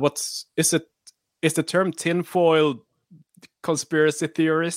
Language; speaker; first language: English; non-native, fluent; Swedish